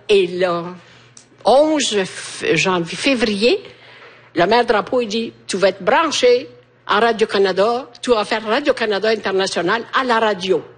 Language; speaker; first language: French; non-native, fluent; Italian